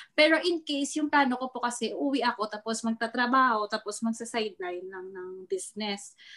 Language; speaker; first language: Filipino; non-native, local second language; Hiligaynon